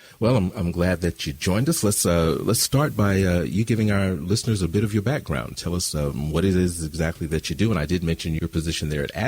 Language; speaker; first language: English; native; English